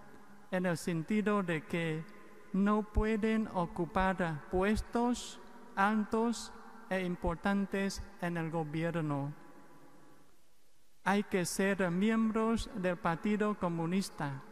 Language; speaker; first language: Spanish; non-native, fluent; Vietnamese